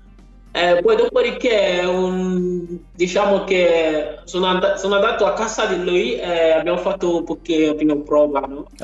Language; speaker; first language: Italian; non-native, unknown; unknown